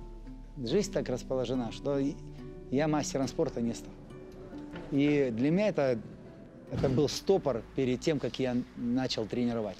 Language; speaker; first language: Russian; native; Russian